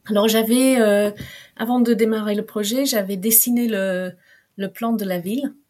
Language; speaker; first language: French; non-native, fluent; English